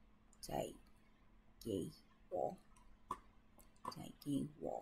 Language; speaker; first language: Cantonese; non-native, learner; Japanese